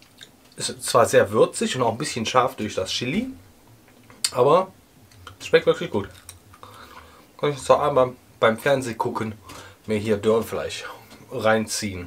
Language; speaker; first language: German; native; German